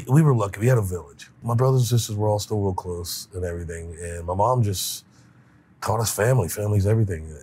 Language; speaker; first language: English; native; English